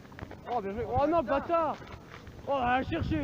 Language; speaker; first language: French; native; French